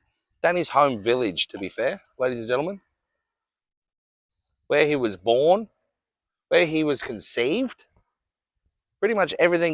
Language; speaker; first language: English; native; English